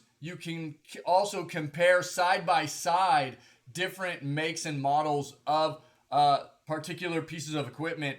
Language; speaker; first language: English; native; English